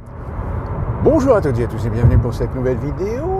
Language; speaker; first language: French; native; French